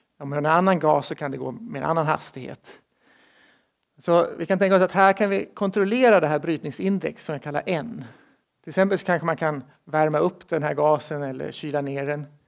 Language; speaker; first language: Swedish; native; Swedish